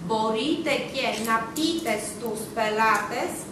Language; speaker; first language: Greek; non-native, fluent; Russian